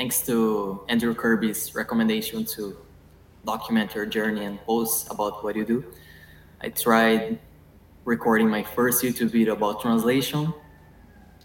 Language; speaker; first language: English; non-native, fluent; Portuguese